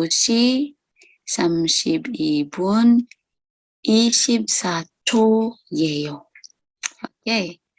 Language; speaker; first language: Korean; non-native, local second language; Filipino